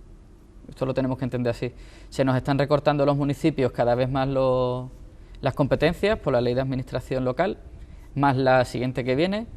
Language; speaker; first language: Spanish; native; Spanish